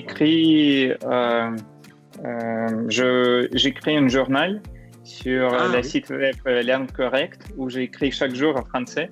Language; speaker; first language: French; non-native, learner; Russian